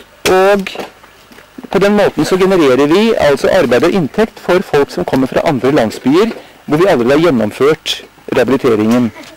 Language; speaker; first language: Norwegian; native; Norwegian